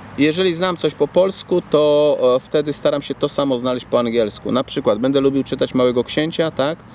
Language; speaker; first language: Polish; native; Polish